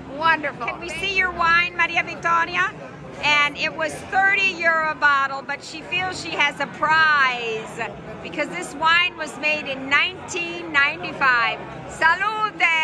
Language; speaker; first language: English; native; English